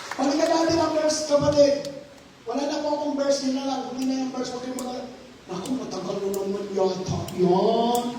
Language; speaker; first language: Filipino; non-native, local second language; Hiligaynon